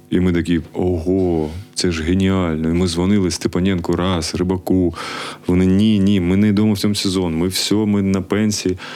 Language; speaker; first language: Ukrainian; native; Ukrainian